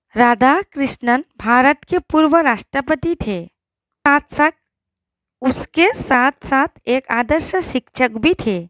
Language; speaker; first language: Hindi; non-native, local second language; Assamese